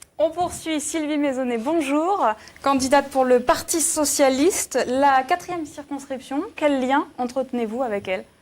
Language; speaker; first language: French; native; French